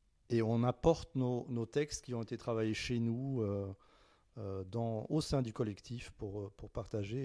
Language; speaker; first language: French; native; French